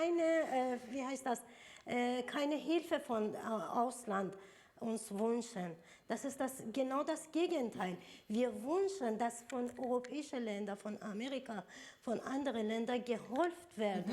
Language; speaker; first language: German; non-native, learner; Persian